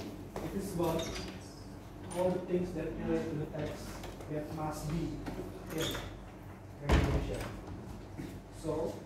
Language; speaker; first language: English; non-native, fluent; Indonesian